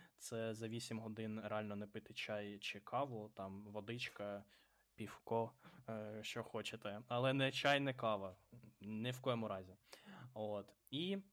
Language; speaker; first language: Ukrainian; non-native, local second language; Russian